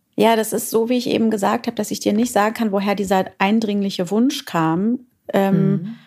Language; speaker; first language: German; early bilingual, other home language; Portuguese